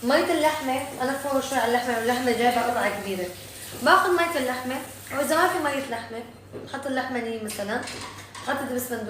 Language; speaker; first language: Arabic; native; Arabic